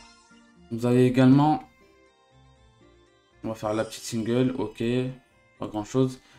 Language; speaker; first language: French; native; French